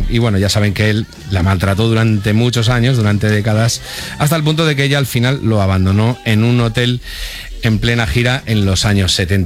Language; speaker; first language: Spanish; native; Spanish